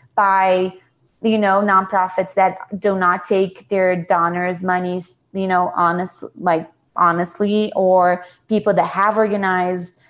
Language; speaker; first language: English; non-native, fluent; Portuguese